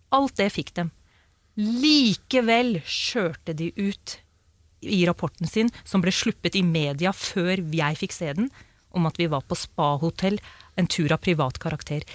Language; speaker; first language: Norwegian; early bilingual, other home language; Urdu